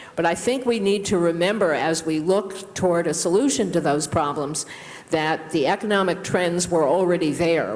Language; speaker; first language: English; native; English